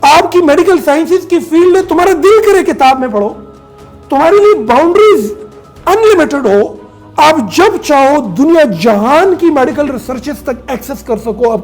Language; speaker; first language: Urdu; non-native, local second language; Pashto